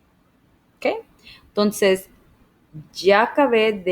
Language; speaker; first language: Spanish; early bilingual, heritage; Spanish